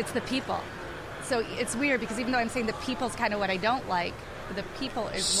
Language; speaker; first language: English; native; English